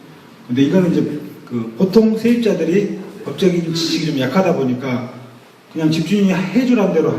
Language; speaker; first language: Korean; native; Korean